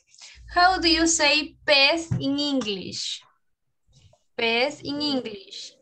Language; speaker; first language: English; non-native, learner; Spanish